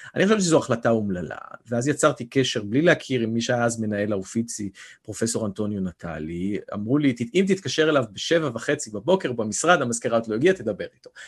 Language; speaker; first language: Hebrew; native; Hebrew